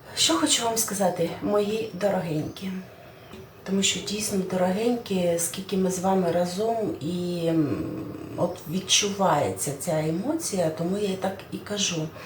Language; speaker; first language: Ukrainian; non-native, local second language; Russian